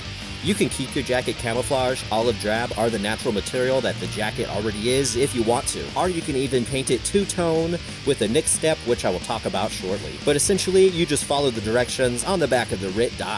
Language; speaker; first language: English; native; English